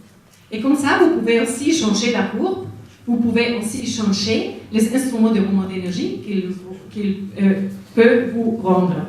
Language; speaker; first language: French; non-native, fluent; Spanish